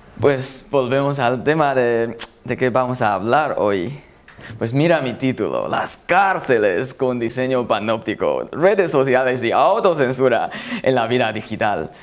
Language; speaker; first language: Spanish; non-native, fluent; Chinese